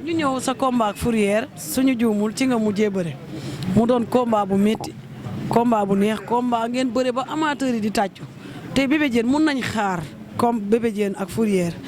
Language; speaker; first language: Wolof; native; Wolof